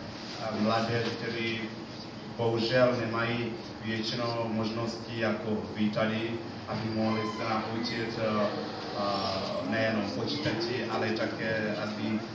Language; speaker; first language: Czech; non-native, learner; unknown